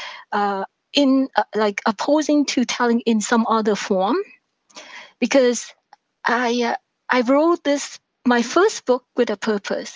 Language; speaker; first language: English; non-native, fluent; Vietnamese